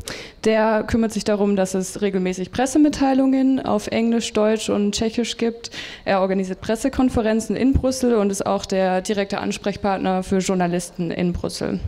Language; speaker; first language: German; native; German